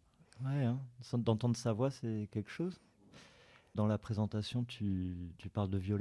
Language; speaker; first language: French; native; French